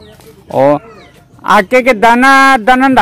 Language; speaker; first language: Indonesian; native; Indonesian